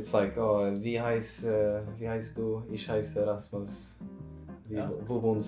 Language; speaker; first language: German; non-native, learner; Swedish